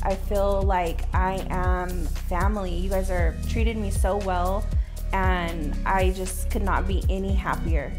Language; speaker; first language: English; native; English